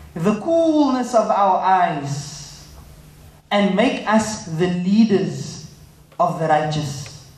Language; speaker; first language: English; native; English